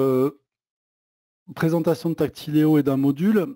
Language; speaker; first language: French; native; French